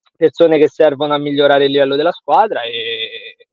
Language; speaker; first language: Italian; native; Italian